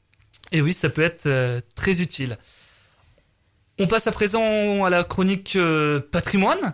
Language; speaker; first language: French; native; French